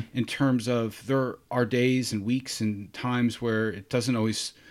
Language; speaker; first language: English; native; English